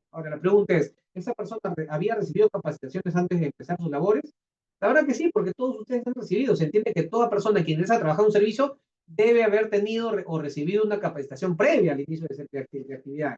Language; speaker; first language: Spanish; native; Spanish